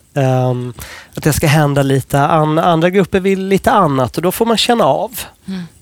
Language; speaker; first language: Swedish; non-native, fluent; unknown